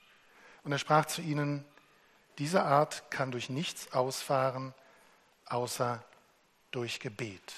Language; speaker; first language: German; native; German